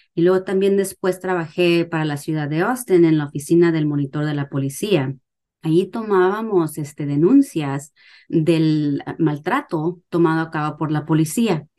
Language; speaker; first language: Spanish; early bilingual, heritage; Spanish